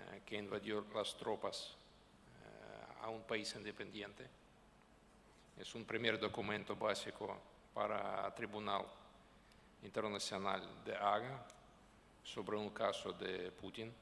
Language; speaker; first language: Spanish; non-native, fluent; Ukrainian